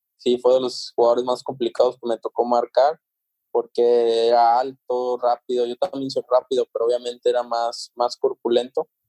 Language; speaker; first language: Spanish; native; Spanish